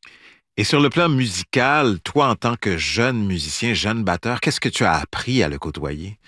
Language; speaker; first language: French; native; French